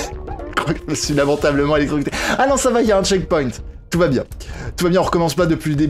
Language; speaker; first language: French; native; French